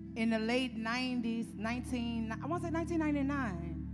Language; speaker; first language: English; native; English